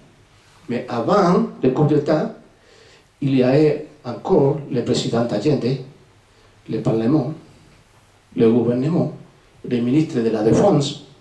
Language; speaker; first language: French; non-native, fluent; Spanish